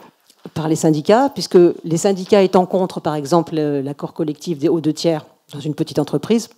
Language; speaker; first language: French; native; French